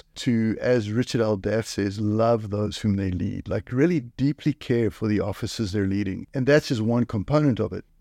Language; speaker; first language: English; native; English